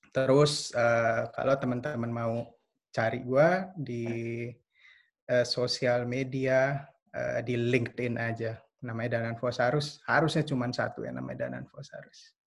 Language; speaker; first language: Indonesian; native; Indonesian